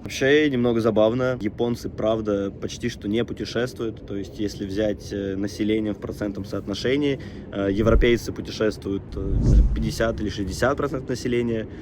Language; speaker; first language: Russian; native; Russian